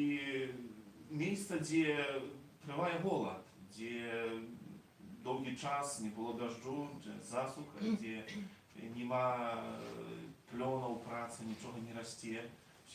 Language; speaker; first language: Polish; non-native, learner; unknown